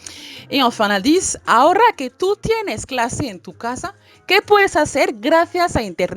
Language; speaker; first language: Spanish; non-native, fluent; French